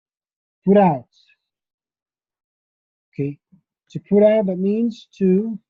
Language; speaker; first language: English; non-native, fluent; Arabic